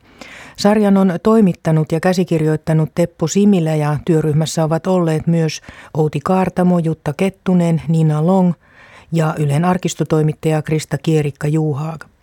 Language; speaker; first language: Finnish; native; Finnish